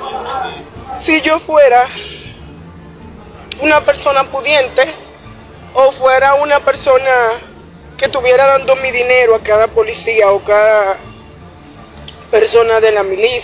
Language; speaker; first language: Spanish; native; Spanish